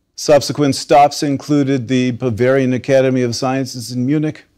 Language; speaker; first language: English; native; English